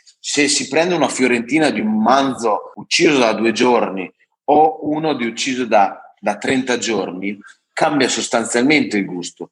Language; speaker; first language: Italian; native; Italian